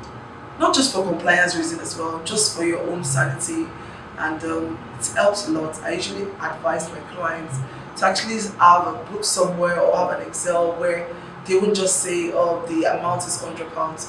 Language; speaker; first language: English; non-native, local second language; Yoruba